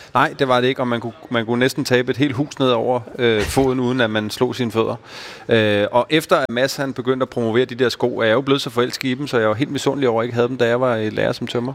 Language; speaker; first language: Danish; native; Danish